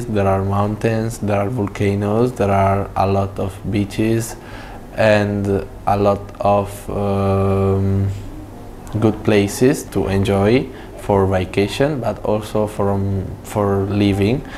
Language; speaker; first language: English; non-native, fluent; Italian